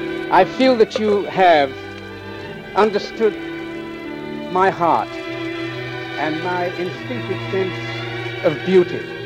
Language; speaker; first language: English; native; English